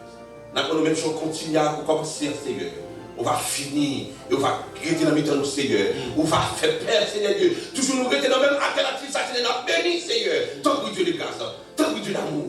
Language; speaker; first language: French; non-native, local second language; Haitian Creole